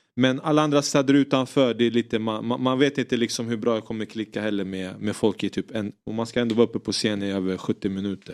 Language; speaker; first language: Swedish; early bilingual, other home language; Greek